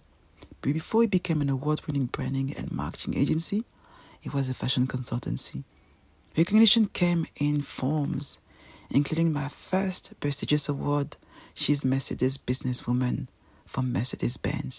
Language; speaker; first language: English; non-native, fluent; French